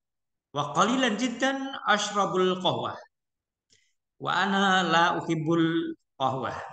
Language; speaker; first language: Arabic; non-native, fluent; Indonesian